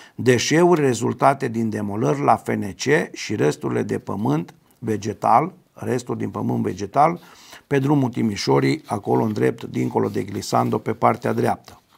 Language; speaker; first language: Romanian; native; Romanian